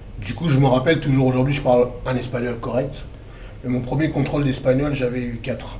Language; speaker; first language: French; early bilingual, other home language; Lingala